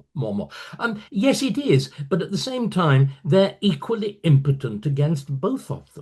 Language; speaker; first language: English; native; English